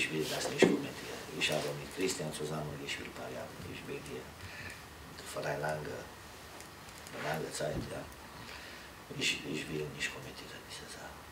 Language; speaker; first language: German; non-native, learner; Romanian